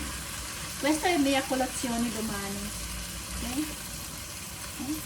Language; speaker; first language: Italian; non-native, learner; Filipino